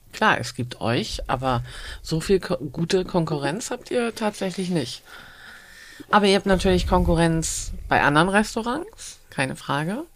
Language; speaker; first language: German; native; German